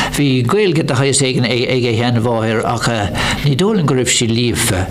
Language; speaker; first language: Irish; non-native, local second language; English